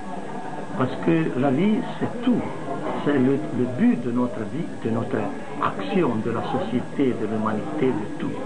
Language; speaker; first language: French; non-native, fluent; Italian